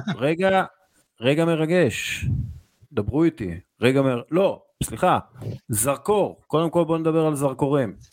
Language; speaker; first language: Hebrew; native; Hebrew